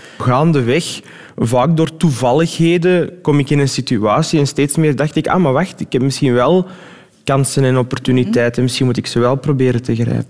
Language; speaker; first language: Dutch; early bilingual, other home language; Arabic